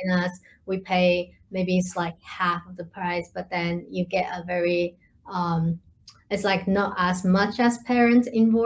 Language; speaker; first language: English; non-native, fluent; Chinese